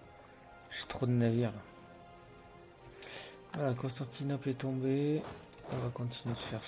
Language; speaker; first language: French; native; French